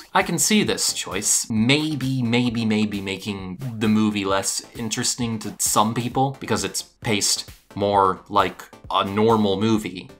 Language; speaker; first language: English; native; English